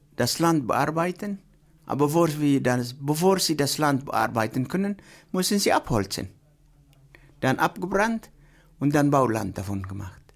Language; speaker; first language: German; non-native, fluent; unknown